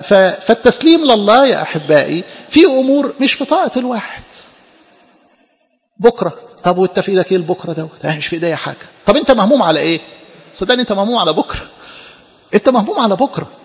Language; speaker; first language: Arabic; native; Arabic